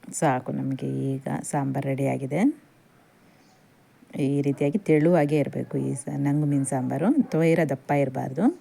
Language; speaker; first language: Kannada; native; Kannada